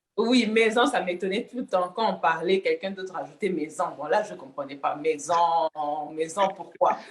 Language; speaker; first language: French; non-native, local second language; Lingala